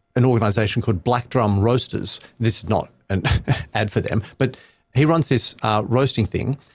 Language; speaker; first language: English; native; English